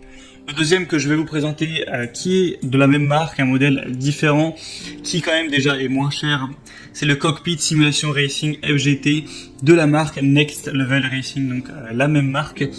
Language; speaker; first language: French; native; French